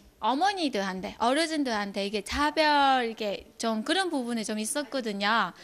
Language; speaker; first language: Korean; non-native, fluent; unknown